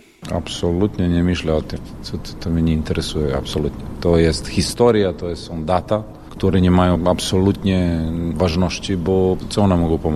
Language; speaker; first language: Polish; non-native, fluent; Serbian